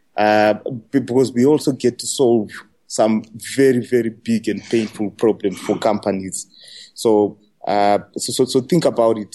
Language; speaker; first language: English; non-native, local second language; Shona